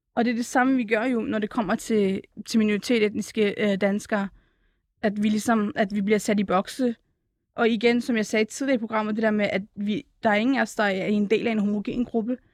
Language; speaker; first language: Danish; early bilingual, other home language; Turkish